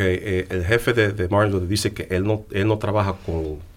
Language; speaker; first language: Spanish; early bilingual, heritage; English